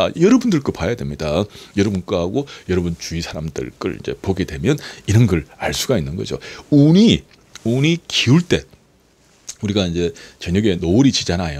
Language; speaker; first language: Korean; native; Korean